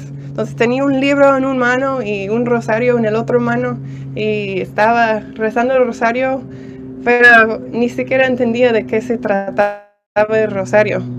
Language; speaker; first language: Spanish; non-native, fluent; English